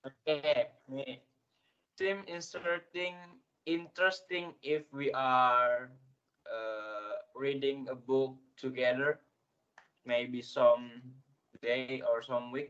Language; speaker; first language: English; non-native, learner; Indonesian